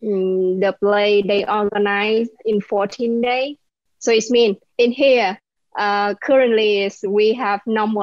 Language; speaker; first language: English; non-native, learner; Vietnamese